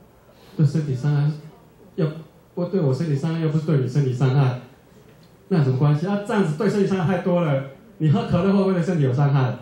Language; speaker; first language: Chinese; native; Chinese